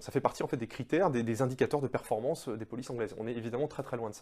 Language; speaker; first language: French; native; French